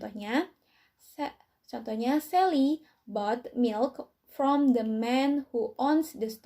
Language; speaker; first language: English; non-native, learner; Indonesian